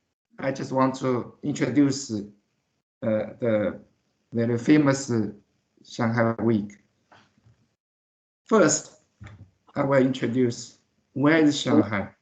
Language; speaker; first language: English; non-native, learner; Chinese